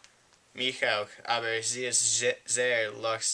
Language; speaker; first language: German; non-native, learner; English